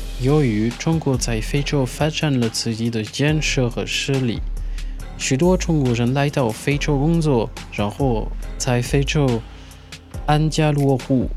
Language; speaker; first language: Chinese; non-native, fluent; French